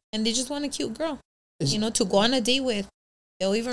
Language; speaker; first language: English; early bilingual, other home language; Spanish